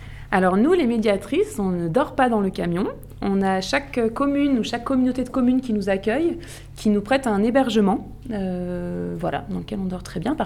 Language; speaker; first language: French; native; French